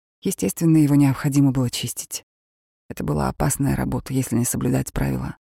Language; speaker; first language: Russian; native; Russian